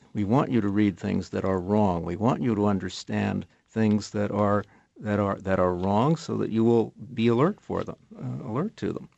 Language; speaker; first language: English; native; English